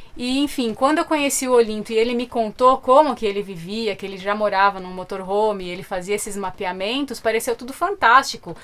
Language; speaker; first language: Portuguese; native; Portuguese